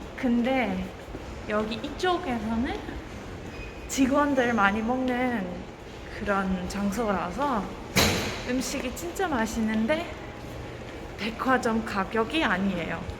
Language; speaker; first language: Korean; non-native, fluent; French